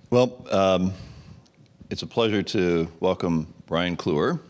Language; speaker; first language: English; native; English